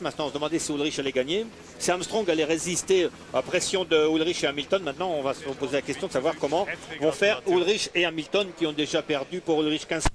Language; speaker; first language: French; native; French